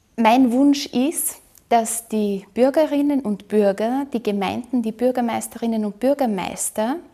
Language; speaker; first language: German; native; German